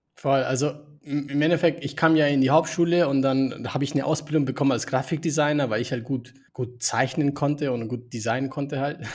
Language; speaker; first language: German; early bilingual, other home language; Spanish